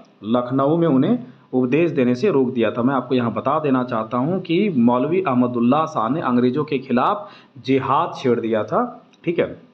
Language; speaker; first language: Hindi; native; Hindi